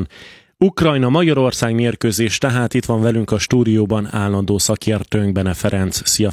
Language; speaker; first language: Hungarian; native; Hungarian